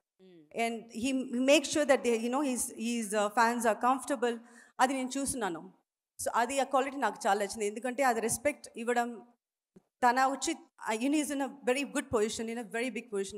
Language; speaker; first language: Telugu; non-native, fluent; Tamil